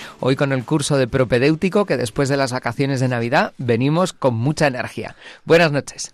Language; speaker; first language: Spanish; native; Spanish